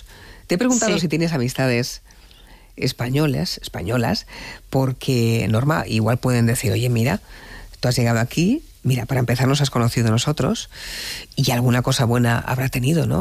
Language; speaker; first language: Spanish; native; Spanish